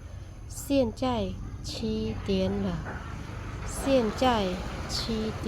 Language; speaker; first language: Chinese; non-native, learner; Khmer